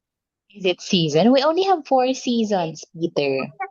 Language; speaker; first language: English; non-native, local second language; Filipino